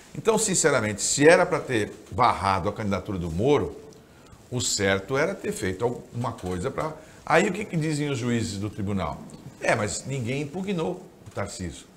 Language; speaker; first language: Portuguese; native; Portuguese